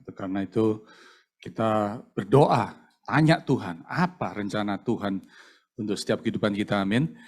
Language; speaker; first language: Indonesian; native; Indonesian